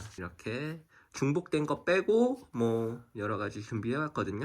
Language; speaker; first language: Korean; native; Korean